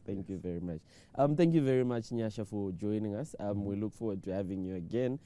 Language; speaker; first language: English; non-native, local second language; Shona